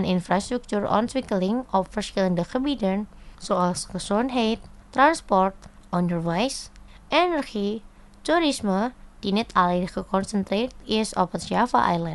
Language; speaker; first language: Dutch; non-native, fluent; Indonesian